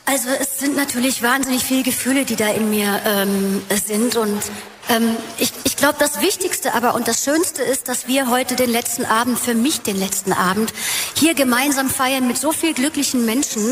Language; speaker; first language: German; native; German